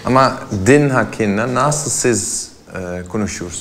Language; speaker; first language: Turkish; non-native, learner; Dutch